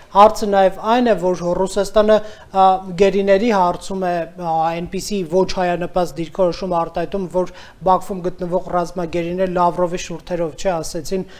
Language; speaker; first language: Armenian; native; Armenian